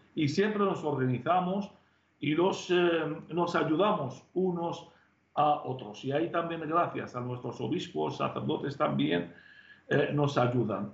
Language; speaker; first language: Spanish; non-native, fluent; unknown